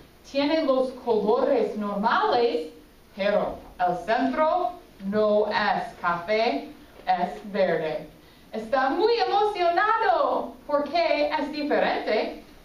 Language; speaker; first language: Spanish; non-native, fluent; English